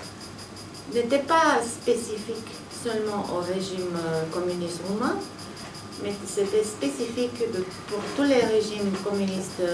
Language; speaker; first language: French; non-native, fluent; Romanian